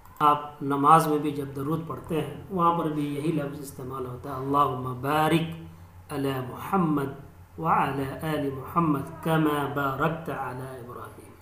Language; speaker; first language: Urdu; native; Urdu